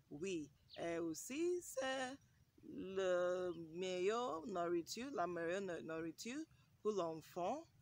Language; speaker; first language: French; non-native, learner; English